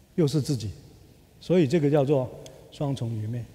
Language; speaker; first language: Chinese; early bilingual, other home language; Cantonese